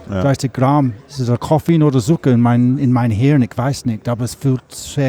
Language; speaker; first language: German; non-native, learner; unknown